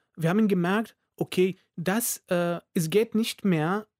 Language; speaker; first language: German; non-native, fluent; Arabic